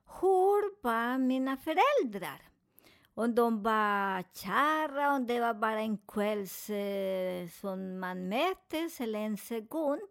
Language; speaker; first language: Swedish; non-native, learner; Spanish